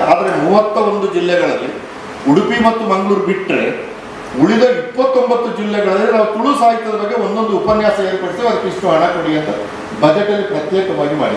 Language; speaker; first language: Kannada; non-native, local second language; Tulu